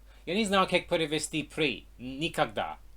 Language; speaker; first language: Russian; non-native, learner; English